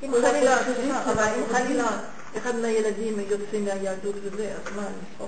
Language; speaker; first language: Hebrew; non-native, fluent; French